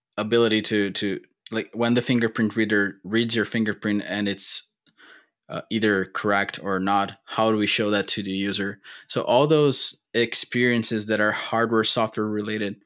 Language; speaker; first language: English; non-native, fluent; Portuguese